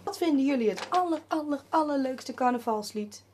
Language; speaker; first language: Dutch; native; Dutch